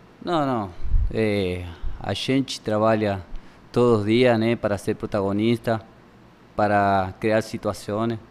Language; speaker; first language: Portuguese; non-native, learner; Spanish